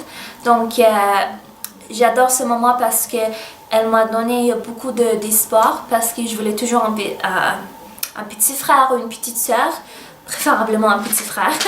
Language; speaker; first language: French; early bilingual, other home language; Arabic